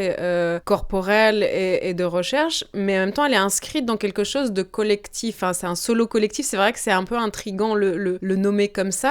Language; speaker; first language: French; native; French